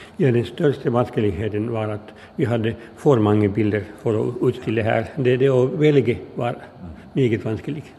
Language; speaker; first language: Norwegian; non-native, fluent; Finnish